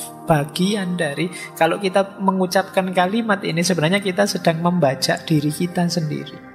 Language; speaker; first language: Indonesian; native; Indonesian